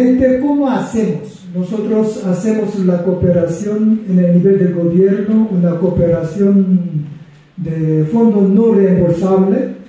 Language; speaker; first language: Spanish; non-native, fluent; Korean